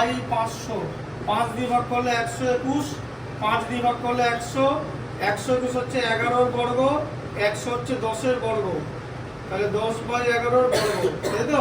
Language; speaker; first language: Bangla; native; Bangla